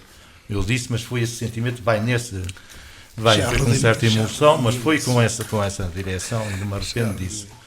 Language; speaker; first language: Portuguese; native; Portuguese